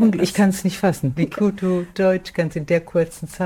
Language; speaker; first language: German; native; German